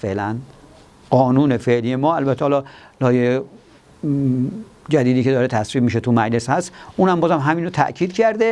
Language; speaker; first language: Persian; native; Persian